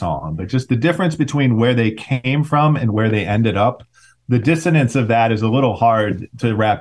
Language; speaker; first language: English; native; English